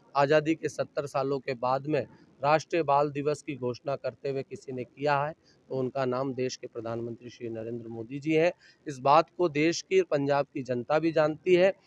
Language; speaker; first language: Hindi; native; Hindi